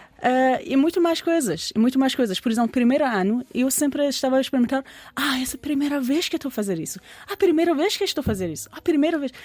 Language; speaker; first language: Portuguese; non-native, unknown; Persian